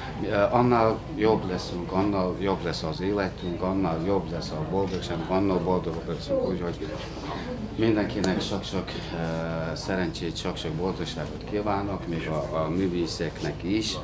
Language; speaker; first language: Hungarian; non-native, fluent; Mongolian